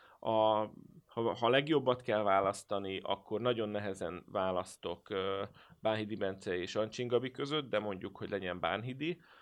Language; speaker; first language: Hungarian; native; Hungarian